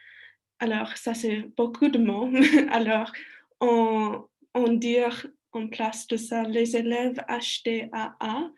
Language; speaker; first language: French; non-native, learner; English